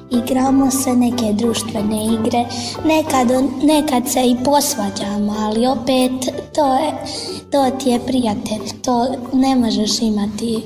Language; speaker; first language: Croatian; native; Croatian